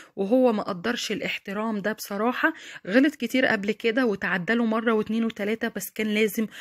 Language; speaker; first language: Arabic; native; Arabic